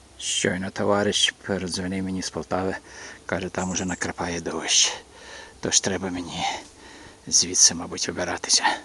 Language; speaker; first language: Ukrainian; native; Ukrainian